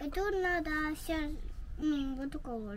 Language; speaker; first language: Russian; early bilingual, heritage; Russian